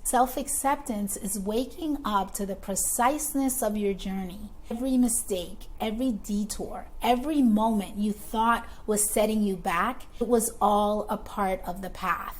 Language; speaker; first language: English; native; English